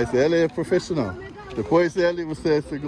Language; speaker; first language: Portuguese; non-native, learner; English